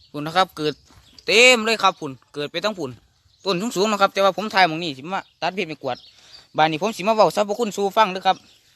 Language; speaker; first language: Thai; native; Thai